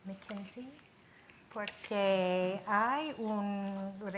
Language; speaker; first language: Spanish; non-native, fluent; English